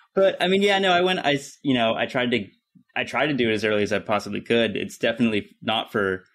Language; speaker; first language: English; native; English